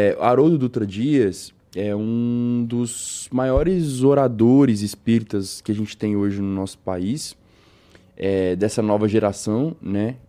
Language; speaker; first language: Portuguese; native; Portuguese